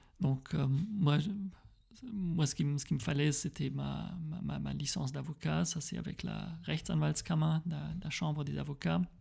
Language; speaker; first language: French; early bilingual, heritage; French